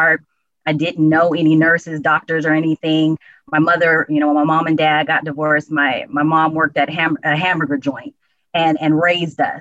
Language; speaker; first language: English; native; English